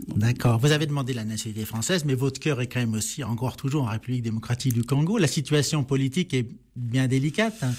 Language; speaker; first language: French; native; French